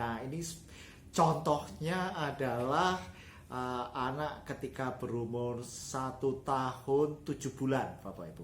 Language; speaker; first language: Indonesian; native; Indonesian